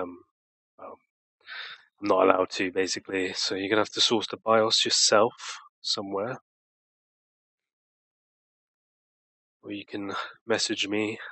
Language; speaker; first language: English; native; English